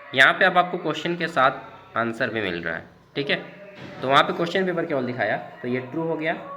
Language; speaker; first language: Hindi; native; Hindi